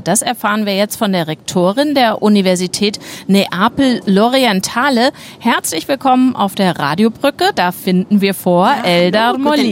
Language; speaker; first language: German; native; German